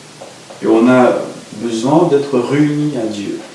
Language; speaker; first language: French; non-native, fluent; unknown